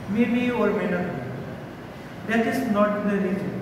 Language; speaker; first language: English; non-native, local second language; Bangla